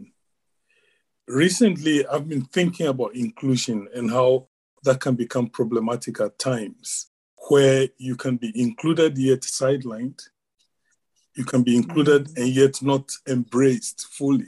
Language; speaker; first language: English; non-native, local second language; Ewe